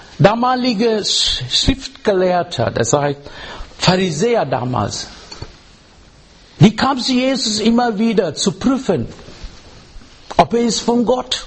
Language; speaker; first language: German; non-native, fluent; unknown